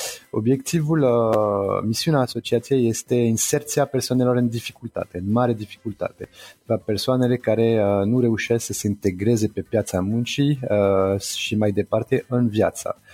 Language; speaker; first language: Romanian; non-native, fluent; French